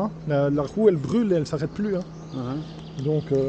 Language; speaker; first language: French; native; French